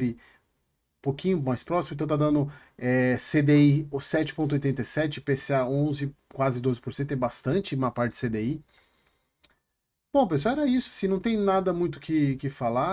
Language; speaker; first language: Portuguese; native; Portuguese